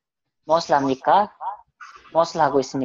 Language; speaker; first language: Korean; non-native, fluent; Mongolian